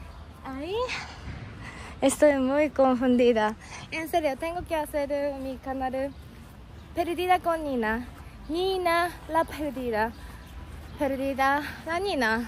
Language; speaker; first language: Spanish; non-native, fluent; Japanese